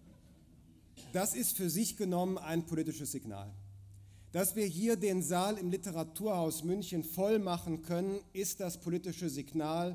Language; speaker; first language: German; native; German